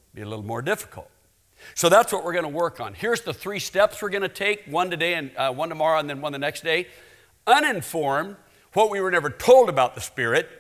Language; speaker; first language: English; native; English